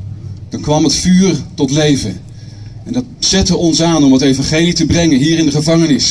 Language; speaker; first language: Dutch; native; Dutch